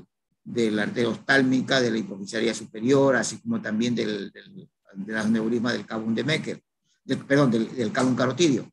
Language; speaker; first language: Spanish; native; Spanish